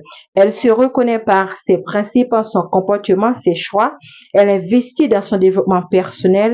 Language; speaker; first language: French; non-native, local second language; Haitian Creole